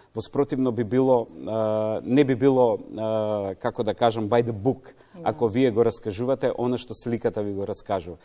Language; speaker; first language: Macedonian; native; Macedonian